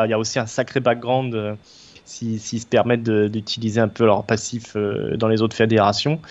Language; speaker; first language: French; native; French